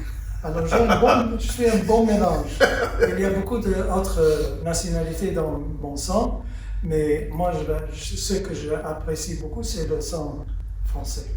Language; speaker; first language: French; early bilingual, heritage; French